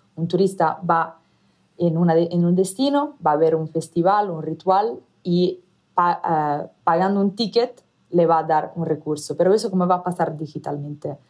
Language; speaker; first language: Spanish; non-native, fluent; Italian